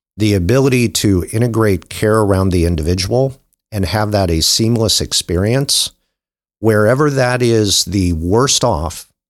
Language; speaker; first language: English; native; English